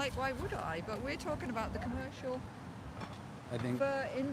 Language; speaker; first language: English; native; English